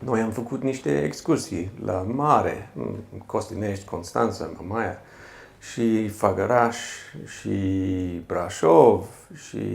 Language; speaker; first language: Romanian; non-native, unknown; English